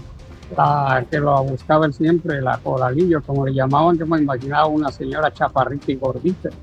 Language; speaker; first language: Spanish; native; Spanish